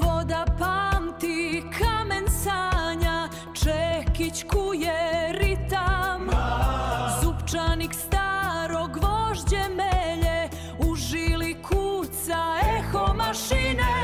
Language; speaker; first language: Serbian; native; Serbian